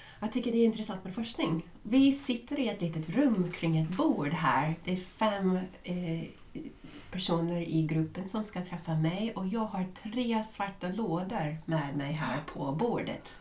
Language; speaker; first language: Swedish; non-native, fluent; English